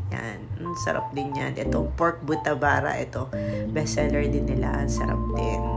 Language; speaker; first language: Filipino; native; Filipino